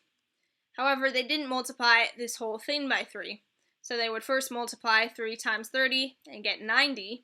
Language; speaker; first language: English; native; English